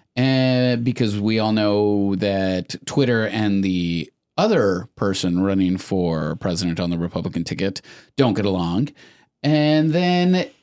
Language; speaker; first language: English; early bilingual, other home language; Spanish